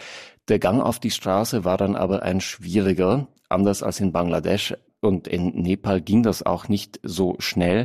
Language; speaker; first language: German; native; German